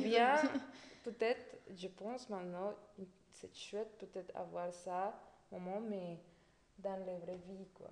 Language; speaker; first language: French; non-native, fluent; Spanish